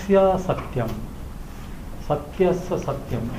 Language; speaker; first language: Japanese; non-native, learner; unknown